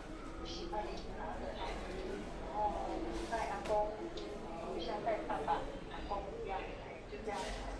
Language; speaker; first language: Chinese; native; Chinese